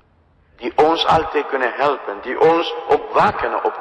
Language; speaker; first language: Dutch; non-native, fluent; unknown